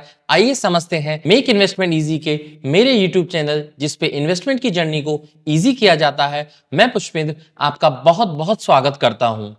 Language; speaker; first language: Hindi; native; Hindi